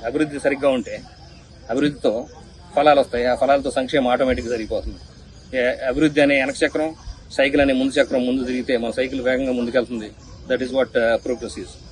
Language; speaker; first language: Telugu; native; Telugu